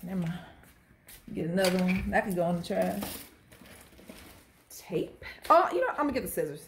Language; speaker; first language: English; native; English